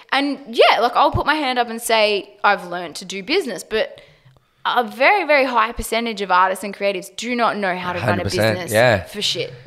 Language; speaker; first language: English; native; English